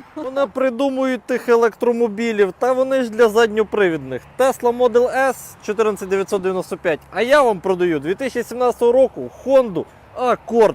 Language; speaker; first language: Ukrainian; native; Ukrainian